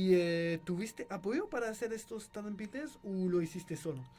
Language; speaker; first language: Spanish; non-native, learner; French